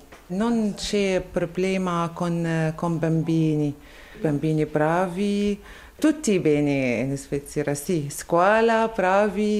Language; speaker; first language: Italian; non-native, learner; Arabic